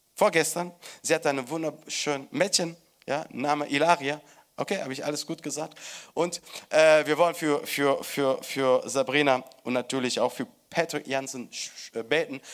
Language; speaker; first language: German; non-native, fluent; Italian